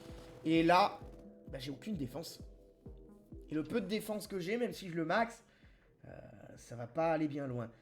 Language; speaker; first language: French; native; French